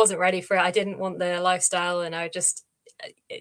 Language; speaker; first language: English; native; English